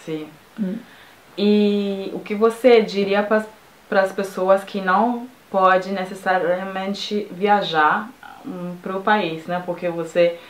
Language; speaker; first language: Portuguese; non-native, fluent; French